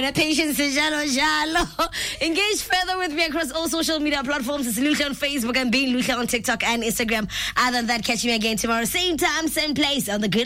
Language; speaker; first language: English; non-native, local second language; Tswana